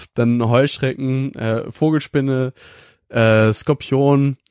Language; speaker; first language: German; native; German